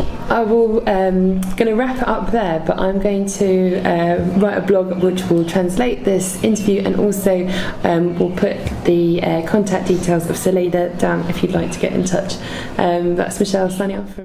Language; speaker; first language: English; native; English